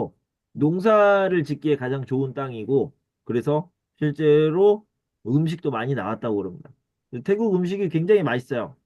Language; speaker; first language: Korean; native; Korean